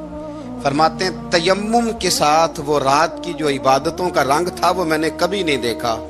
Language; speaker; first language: Urdu; native; Urdu